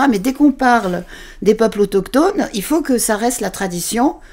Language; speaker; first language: French; native; French